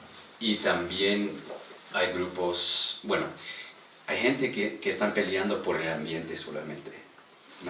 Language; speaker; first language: Spanish; non-native, fluent; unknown